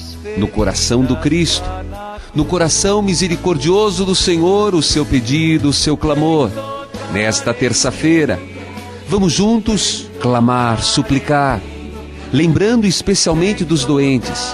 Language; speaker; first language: Portuguese; native; Portuguese